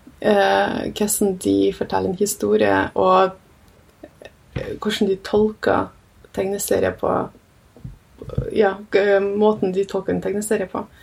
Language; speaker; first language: Norwegian; early bilingual, other home language; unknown